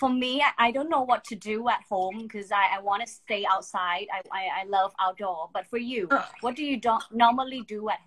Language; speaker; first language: English; non-native, fluent; Thai